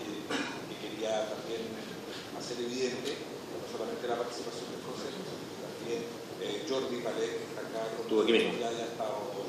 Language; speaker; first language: Spanish; native; Spanish